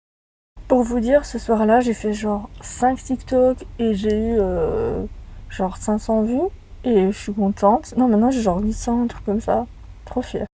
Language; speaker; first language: French; native; French